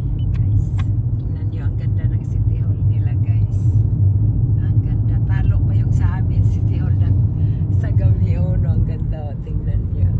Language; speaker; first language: Filipino; native; Filipino